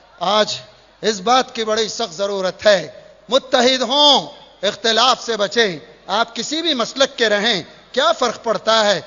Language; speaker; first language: Urdu; native; Urdu